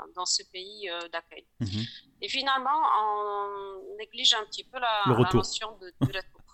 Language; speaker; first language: French; non-native, fluent; Polish